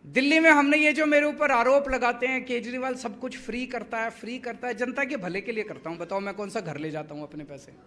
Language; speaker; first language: Hindi; native; Hindi